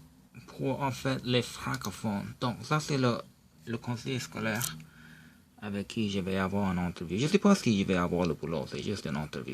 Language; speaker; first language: French; non-native, local second language; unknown